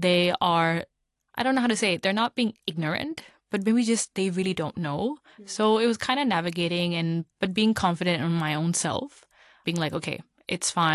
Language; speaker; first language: English; non-native, local second language; Punjabi